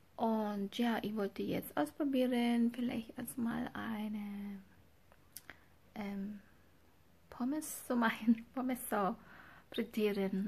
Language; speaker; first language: German; non-native, learner; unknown